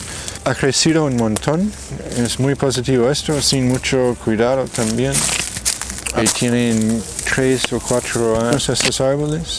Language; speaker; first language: Spanish; non-native, fluent; English